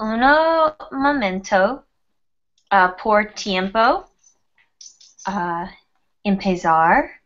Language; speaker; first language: Spanish; non-native, learner; English